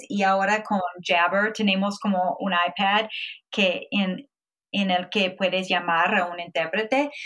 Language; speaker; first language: Spanish; non-native, fluent; English